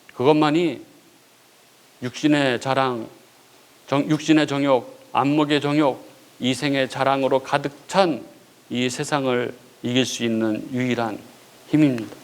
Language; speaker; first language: Korean; native; Korean